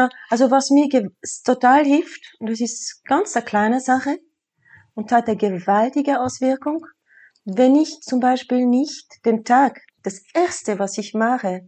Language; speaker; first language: German; non-native, fluent; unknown